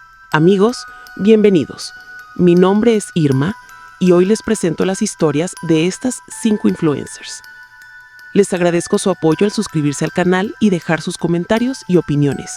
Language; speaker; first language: Spanish; native; Spanish